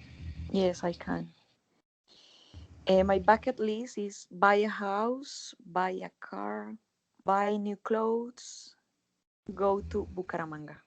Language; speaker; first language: English; non-native, learner; Spanish